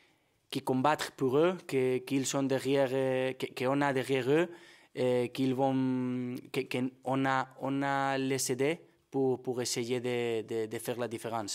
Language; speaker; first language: French; non-native, fluent; Spanish